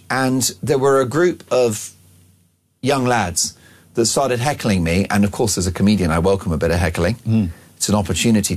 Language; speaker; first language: English; native; English